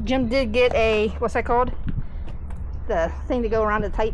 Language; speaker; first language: English; native; English